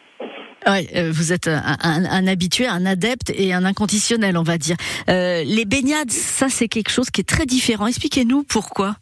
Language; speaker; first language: French; native; French